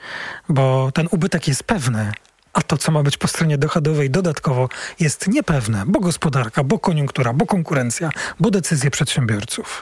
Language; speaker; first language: Polish; native; Polish